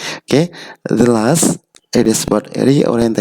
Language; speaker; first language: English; non-native, learner; Indonesian